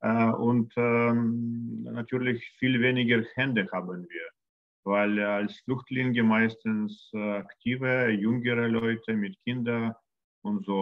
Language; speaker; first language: German; non-native, learner; Russian